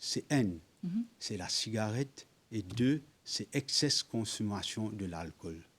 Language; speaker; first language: French; non-native, local second language; Morisyen